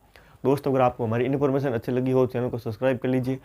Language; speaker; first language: Hindi; non-native, local second language; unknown